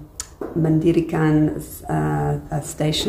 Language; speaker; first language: Indonesian; non-native, fluent; English